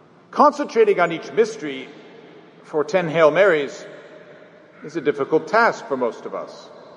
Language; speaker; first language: English; native; English